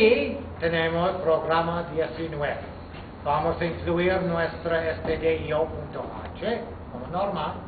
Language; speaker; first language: Spanish; non-native, fluent; English